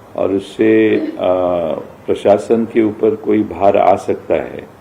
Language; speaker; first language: Hindi; non-native, local second language; Marathi